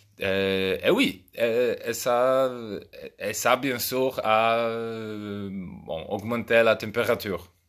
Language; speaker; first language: French; non-native, fluent; Polish